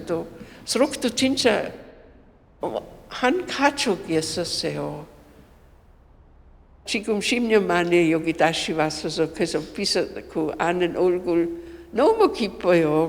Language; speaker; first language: Korean; non-native, fluent; German